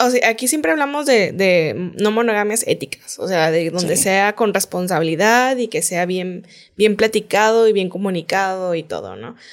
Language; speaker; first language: Spanish; native; Spanish